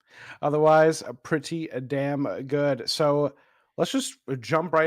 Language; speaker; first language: English; native; English